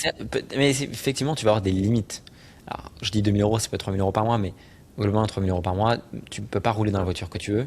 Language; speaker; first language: French; native; French